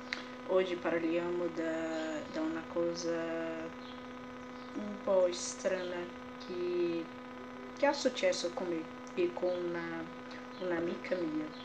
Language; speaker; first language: Italian; non-native, learner; Portuguese